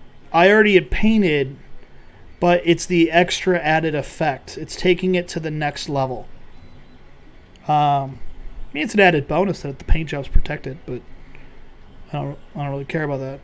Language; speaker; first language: English; native; English